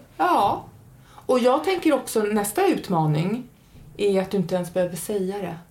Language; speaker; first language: Swedish; early bilingual, heritage; Swedish